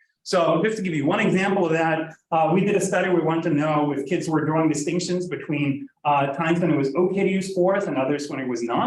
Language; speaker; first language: English; non-native, fluent; Norwegian